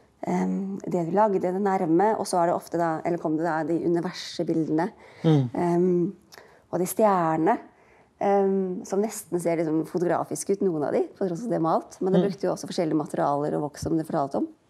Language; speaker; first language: Norwegian; native; Norwegian